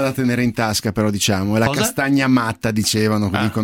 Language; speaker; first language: Italian; native; Italian